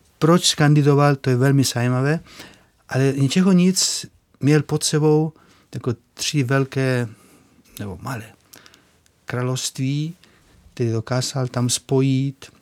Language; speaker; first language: Czech; non-native, fluent; Spanish